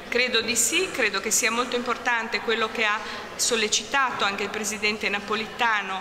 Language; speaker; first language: Italian; native; Italian